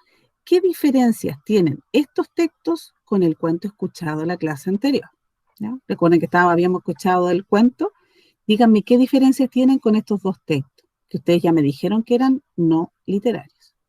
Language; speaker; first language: Spanish; native; Spanish